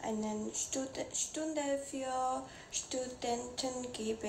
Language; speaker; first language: German; non-native, learner; Korean